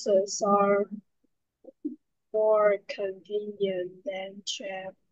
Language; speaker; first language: English; non-native, learner; Vietnamese